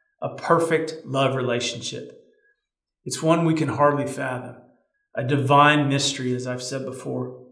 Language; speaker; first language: English; native; English